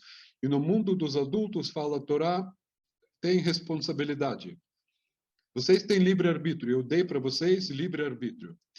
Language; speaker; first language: Portuguese; non-native, fluent; Hebrew